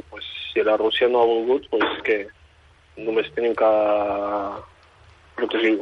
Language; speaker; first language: Catalan; non-native, fluent; Ukrainian